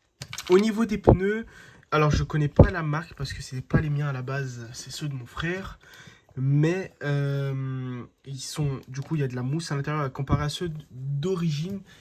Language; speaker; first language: French; native; French